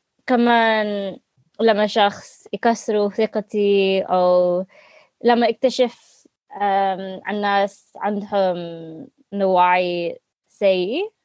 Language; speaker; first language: Arabic; non-native, learner; English